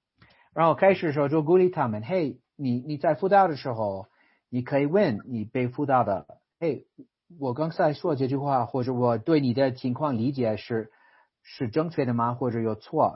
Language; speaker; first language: Chinese; non-native, fluent; English